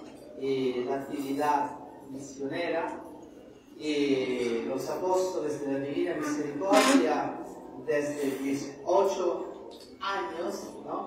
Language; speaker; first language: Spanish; non-native, fluent; Italian